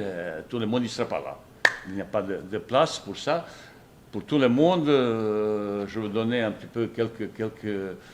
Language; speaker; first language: French; non-native, fluent; Bosnian